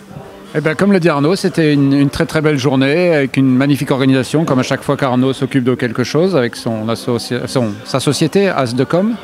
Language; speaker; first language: French; native; French